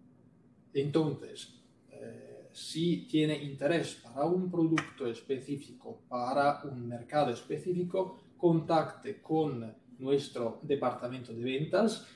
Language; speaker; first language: Spanish; non-native, fluent; Italian